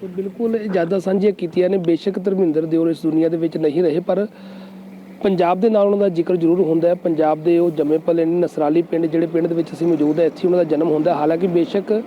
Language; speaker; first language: Punjabi; native; Punjabi